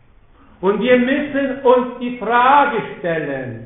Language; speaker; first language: German; non-native, fluent; Polish